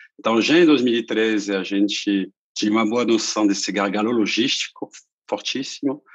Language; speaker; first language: Portuguese; non-native, fluent; French